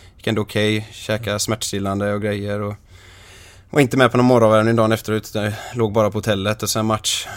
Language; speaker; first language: Swedish; native; Swedish